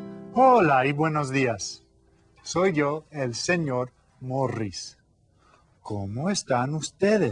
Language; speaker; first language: Spanish; non-native, fluent; English